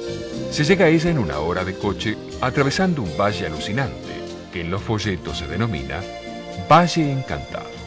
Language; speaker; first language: Spanish; native; Spanish